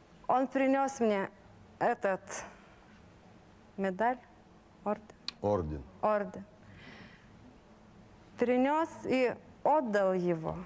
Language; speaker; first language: Russian; non-native, local second language; Lithuanian